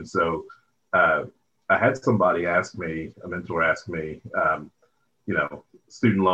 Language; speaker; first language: English; native; English